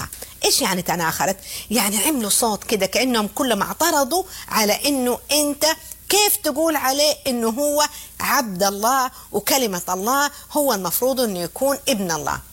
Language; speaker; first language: Arabic; native; Arabic